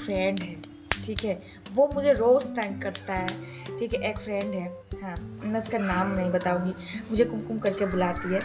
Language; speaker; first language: Hindi; non-native, local second language; Bangla